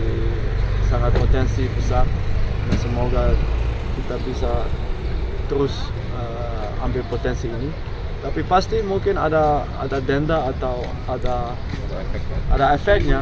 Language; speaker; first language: Indonesian; non-native, fluent; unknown